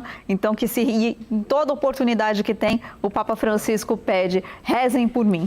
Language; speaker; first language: Portuguese; native; Portuguese